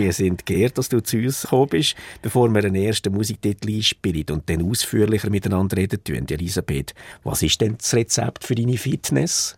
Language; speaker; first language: German; native; German